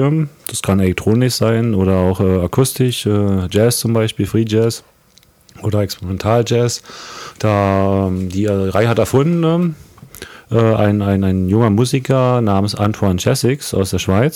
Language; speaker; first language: German; native; German